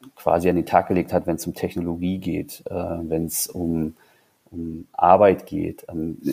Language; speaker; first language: German; native; German